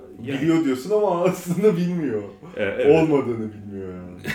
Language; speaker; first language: Turkish; native; Turkish